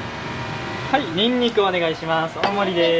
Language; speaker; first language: Japanese; native; Japanese